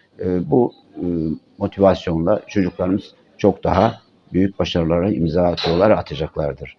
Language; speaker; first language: Turkish; native; Turkish